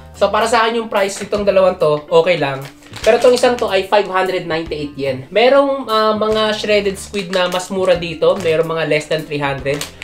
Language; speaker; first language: Filipino; native; Filipino